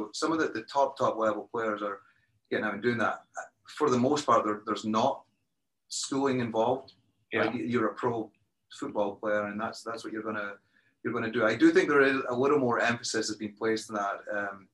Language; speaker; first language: English; native; English